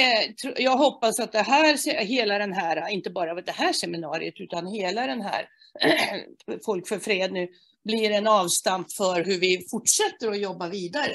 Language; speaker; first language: Swedish; native; Swedish